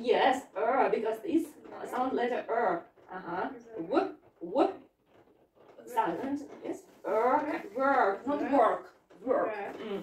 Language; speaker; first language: English; non-native, fluent; Russian